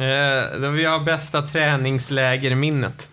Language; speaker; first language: Swedish; native; Swedish